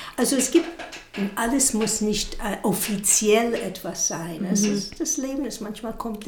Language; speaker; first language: German; non-native, fluent; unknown